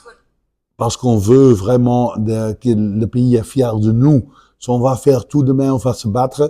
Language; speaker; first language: French; non-native, local second language; Dutch